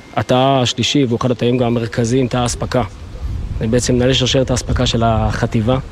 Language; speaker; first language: Hebrew; native; Hebrew